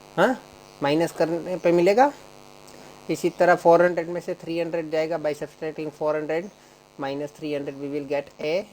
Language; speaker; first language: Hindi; non-native, local second language; Gujarati